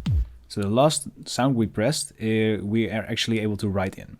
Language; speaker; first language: English; non-native, fluent; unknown